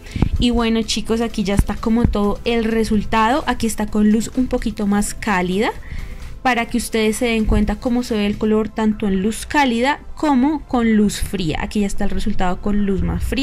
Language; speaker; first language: Spanish; native; Spanish